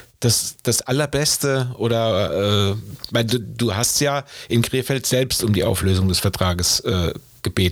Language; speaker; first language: German; native; German